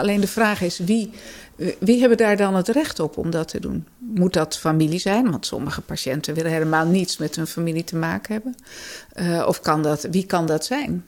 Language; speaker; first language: Dutch; native; Dutch